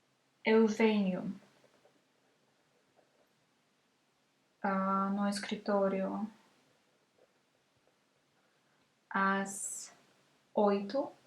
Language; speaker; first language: Portuguese; non-native, learner; Russian